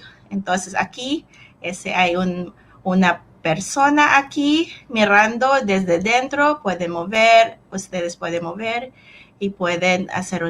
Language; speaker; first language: Spanish; non-native, fluent; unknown